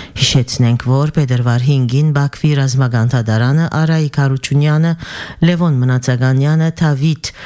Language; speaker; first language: Armenian; early bilingual, heritage; Armenian